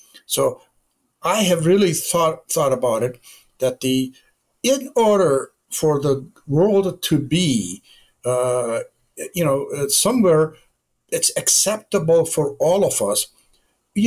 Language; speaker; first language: English; non-native, local second language; Gujarati